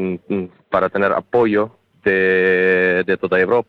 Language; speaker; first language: Spanish; non-native, learner; Ukrainian